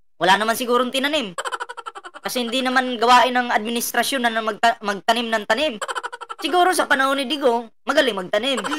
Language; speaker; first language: Filipino; non-native, local second language; Cebuano